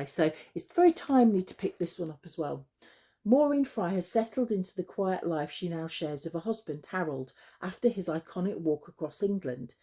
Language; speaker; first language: English; native; English